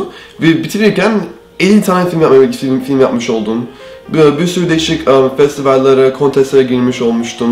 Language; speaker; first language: Turkish; early bilingual, heritage; Turkish